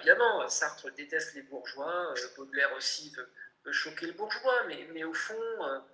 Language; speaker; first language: French; native; French